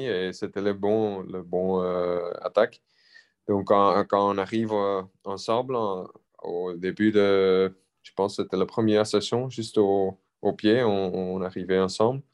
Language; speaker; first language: French; non-native, local second language; Dutch